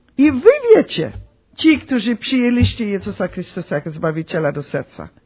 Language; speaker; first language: Polish; early bilingual, heritage; Polish